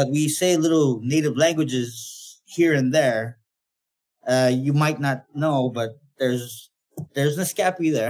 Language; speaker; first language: English; non-native, fluent; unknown